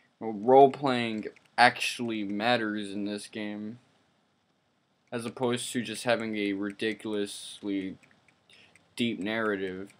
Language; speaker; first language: English; native; English